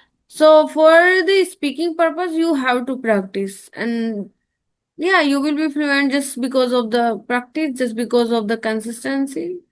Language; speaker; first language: English; non-native, learner; Hindi